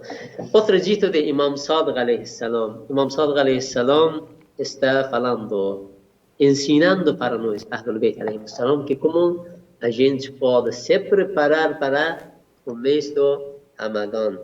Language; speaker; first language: Portuguese; non-native, learner; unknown